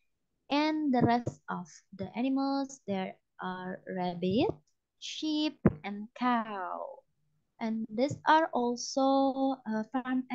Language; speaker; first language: English; non-native, fluent; Indonesian